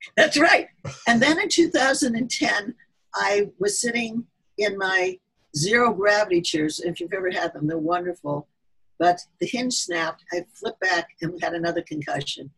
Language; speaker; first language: English; native; English